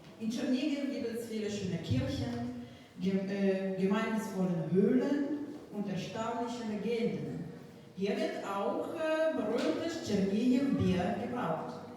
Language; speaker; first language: German; non-native, learner; Ukrainian